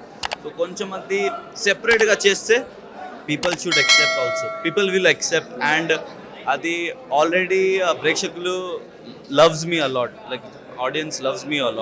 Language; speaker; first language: Telugu; non-native, learner; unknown